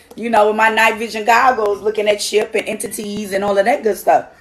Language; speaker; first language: English; native; English